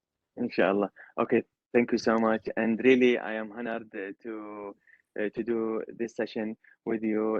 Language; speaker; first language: English; non-native, learner; Arabic